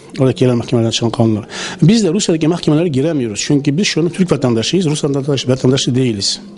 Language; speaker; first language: Turkish; early bilingual, heritage; Turkish